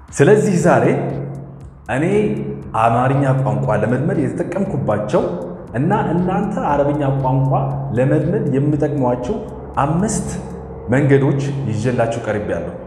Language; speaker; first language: Amharic; non-native, fluent; Arabic